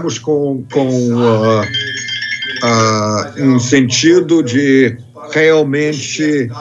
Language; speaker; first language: Portuguese; non-native, fluent; English